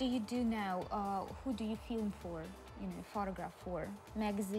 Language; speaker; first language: English; non-native, learner; Russian